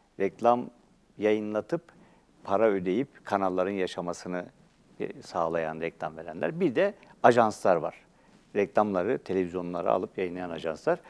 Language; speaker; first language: Turkish; native; Turkish